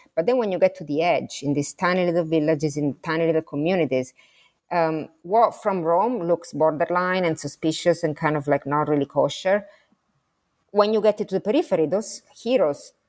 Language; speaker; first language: English; non-native, fluent; Italian